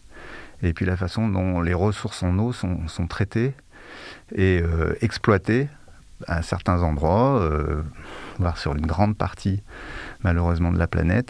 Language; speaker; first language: French; native; French